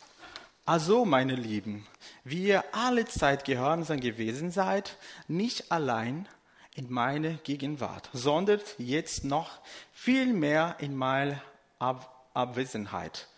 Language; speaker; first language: German; non-native, fluent; Portuguese